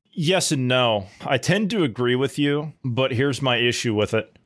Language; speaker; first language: English; native; English